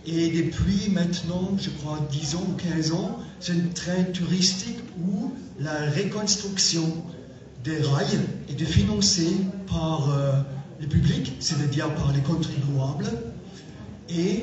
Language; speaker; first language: French; non-native, fluent; German